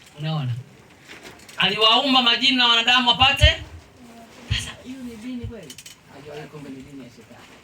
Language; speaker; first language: Swahili; native; Swahili